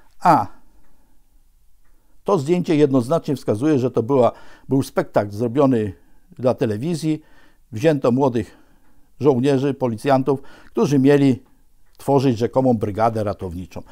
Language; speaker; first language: Polish; native; Polish